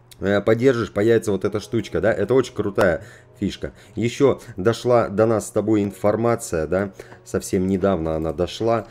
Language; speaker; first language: Russian; native; Russian